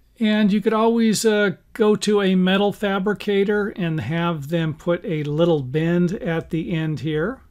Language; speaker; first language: English; native; English